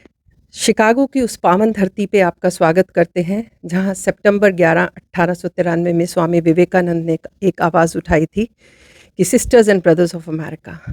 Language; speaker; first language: Hindi; native; Hindi